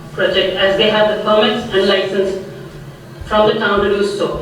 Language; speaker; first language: English; non-native, local second language; Punjabi